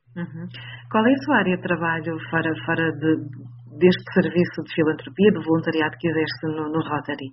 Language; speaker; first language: Portuguese; native; Portuguese